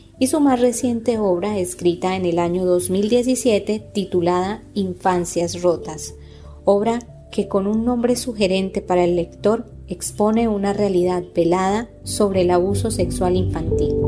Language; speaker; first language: Spanish; native; Spanish